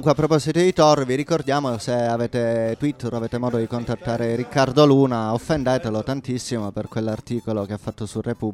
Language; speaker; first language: Italian; native; Italian